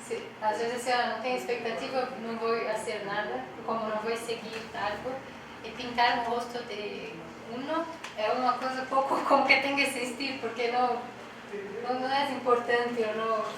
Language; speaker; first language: Spanish; non-native, learner; Portuguese